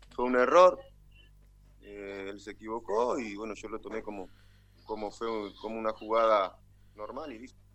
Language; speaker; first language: Spanish; native; Spanish